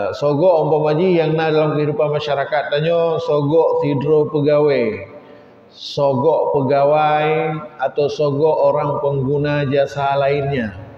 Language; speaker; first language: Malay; non-native, local second language; Achinese